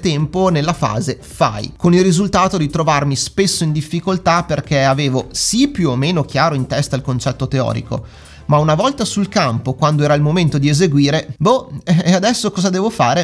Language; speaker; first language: Italian; native; Italian